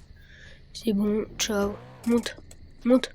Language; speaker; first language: French; native; French